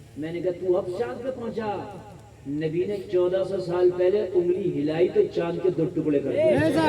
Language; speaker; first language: Urdu; native; Urdu